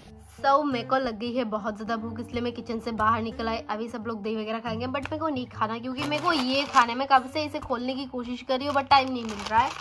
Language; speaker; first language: Hindi; non-native, local second language; Bangla